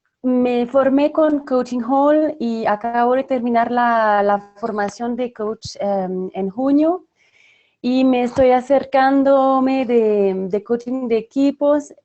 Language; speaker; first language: Spanish; non-native, fluent; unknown